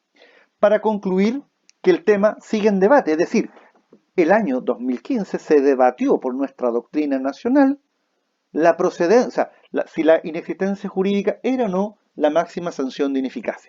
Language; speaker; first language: Spanish; native; Spanish